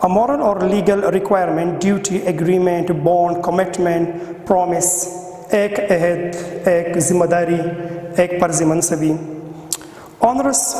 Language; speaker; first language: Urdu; non-native, local second language; Pashto